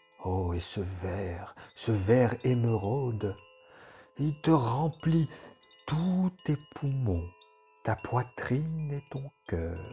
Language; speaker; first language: French; native; French